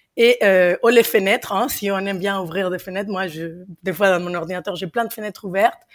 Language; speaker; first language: French; non-native, fluent; Spanish